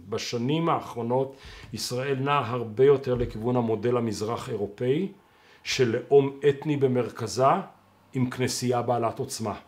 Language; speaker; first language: Hebrew; native; Hebrew